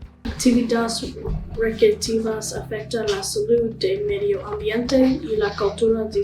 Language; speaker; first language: Spanish; non-native, learner; English